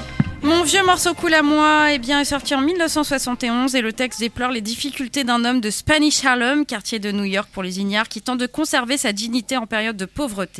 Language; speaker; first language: French; native; French